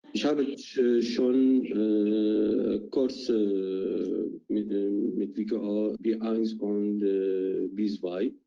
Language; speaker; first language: German; non-native, learner; Arabic